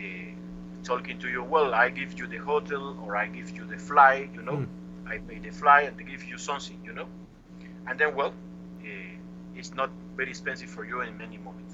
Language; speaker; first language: English; non-native, learner; Spanish